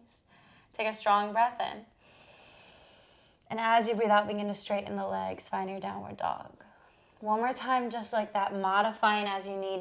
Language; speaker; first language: English; native; English